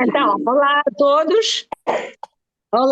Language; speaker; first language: Portuguese; non-native, fluent; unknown